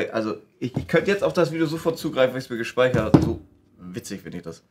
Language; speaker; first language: German; native; German